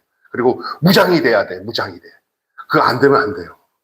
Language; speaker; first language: Korean; native; Korean